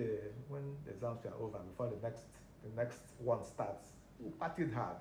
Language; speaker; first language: English; non-native, local second language; Igbo